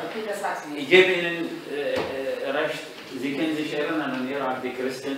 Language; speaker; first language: German; non-native, fluent; Arabic